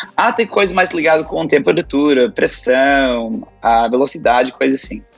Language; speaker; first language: Portuguese; non-native, fluent; English